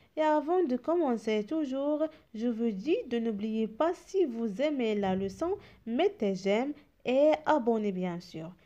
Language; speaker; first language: French; non-native, local second language; Arabic